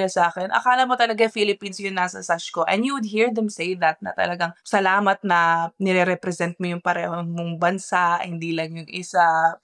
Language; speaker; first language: Filipino; early bilingual, heritage; Filipino